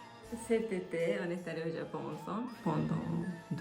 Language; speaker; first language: French; non-native, fluent; Japanese